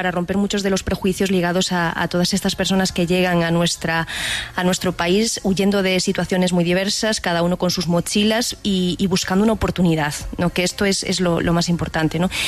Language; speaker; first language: Spanish; native; Spanish